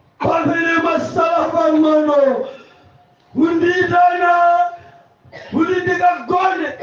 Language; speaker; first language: Nyanja; native; Nyanja